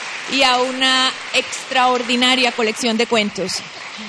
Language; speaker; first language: Spanish; native; Spanish